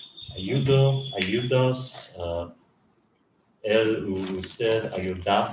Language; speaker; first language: Spanish; non-native, learner; English